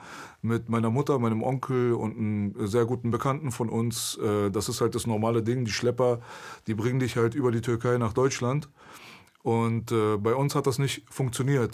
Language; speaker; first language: German; early bilingual, other home language; Persian